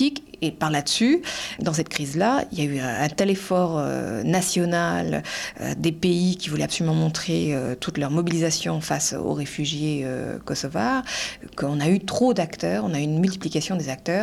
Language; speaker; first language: French; native; French